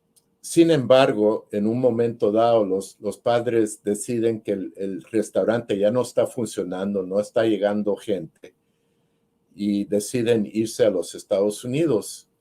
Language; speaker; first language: Spanish; early bilingual, heritage; Spanish